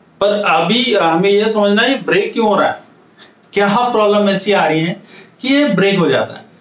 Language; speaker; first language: Hindi; native; Hindi